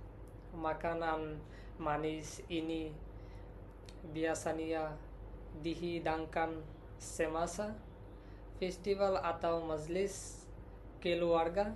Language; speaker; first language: Indonesian; non-native, learner; Bangla